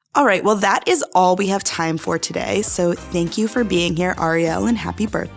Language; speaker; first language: English; native; English